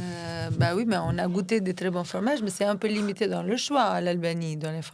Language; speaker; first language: French; non-native, fluent; Albanian